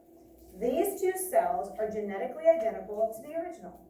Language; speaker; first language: English; native; English